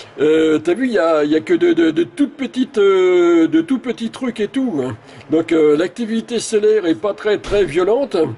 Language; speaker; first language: French; native; French